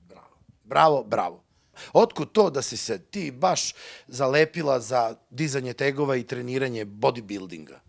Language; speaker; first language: Bosnian; native; Bosnian